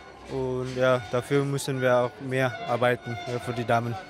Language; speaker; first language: German; non-native, learner; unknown